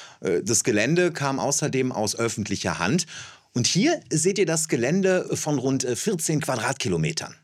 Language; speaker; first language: German; native; German